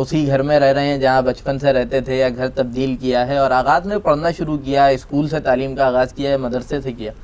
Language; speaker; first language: Urdu; native; Urdu